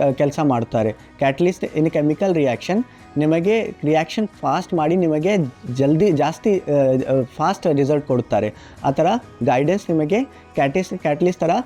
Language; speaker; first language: Kannada; non-native, local second language; Urdu